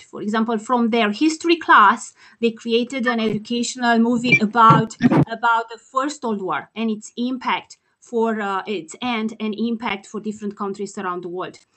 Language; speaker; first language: English; non-native, fluent; Romanian